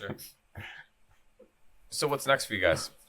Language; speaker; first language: English; native; English